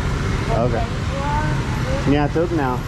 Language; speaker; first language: Vietnamese; non-native, learner; English